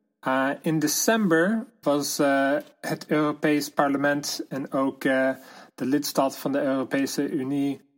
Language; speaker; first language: Dutch; non-native, fluent; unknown